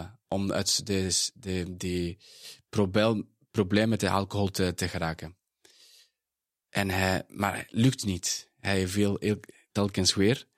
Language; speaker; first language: Dutch; non-native, fluent; Spanish